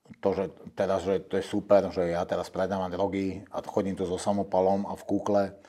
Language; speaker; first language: Slovak; native; Slovak